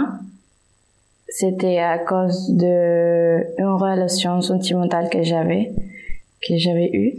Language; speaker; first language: French; non-native, fluent; Spanish